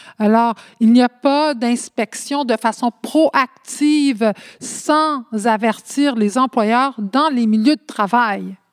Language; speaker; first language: French; early bilingual, other home language; Spanish